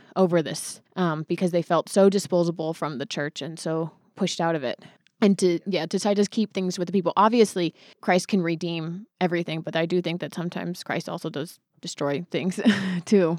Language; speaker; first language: English; native; English